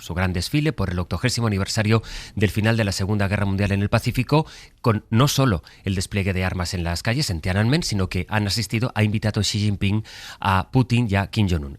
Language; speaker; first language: Spanish; native; Spanish